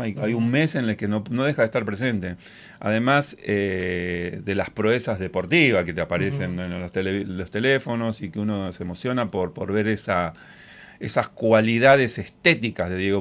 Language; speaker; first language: Spanish; native; Spanish